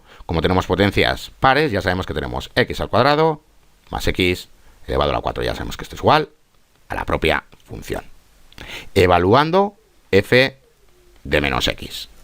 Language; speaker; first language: Spanish; native; Spanish